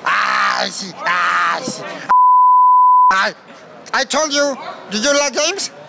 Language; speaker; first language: English; non-native, learner; Spanish